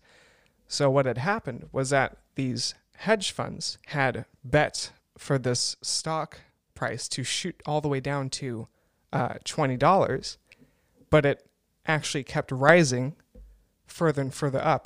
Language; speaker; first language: English; native; English